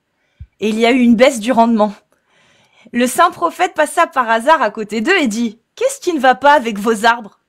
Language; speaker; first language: French; native; French